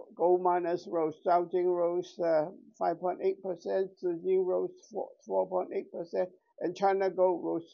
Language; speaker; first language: English; non-native, local second language; Chinese